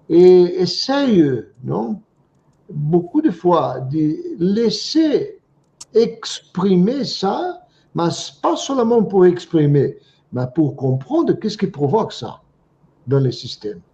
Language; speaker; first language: French; non-native, fluent; Portuguese